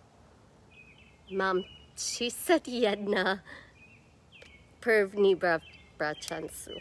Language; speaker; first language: Czech; non-native, learner; English